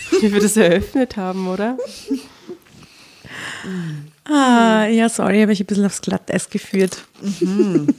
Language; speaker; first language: German; native; German